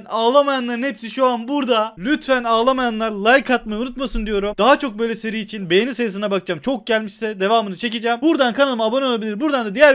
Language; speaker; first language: Turkish; native; Turkish